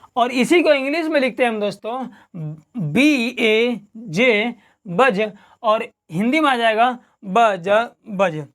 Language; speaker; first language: Hindi; native; Hindi